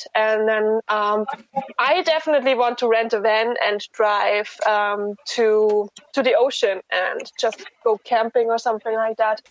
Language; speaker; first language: English; non-native, fluent; German